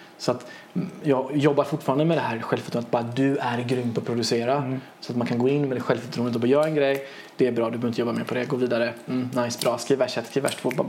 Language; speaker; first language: Swedish; early bilingual, other home language; Persian